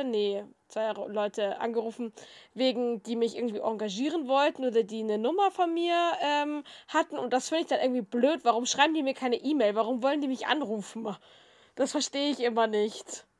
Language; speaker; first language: German; native; German